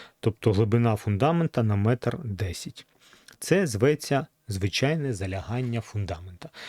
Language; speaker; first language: Ukrainian; non-native, local second language; Russian